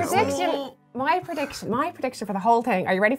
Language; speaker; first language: English; native; English